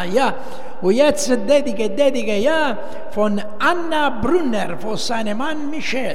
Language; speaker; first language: German; non-native, learner; Italian